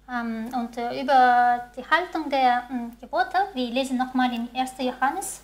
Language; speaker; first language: German; non-native, fluent; Chinese